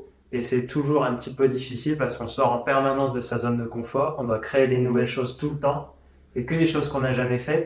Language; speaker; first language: French; native; French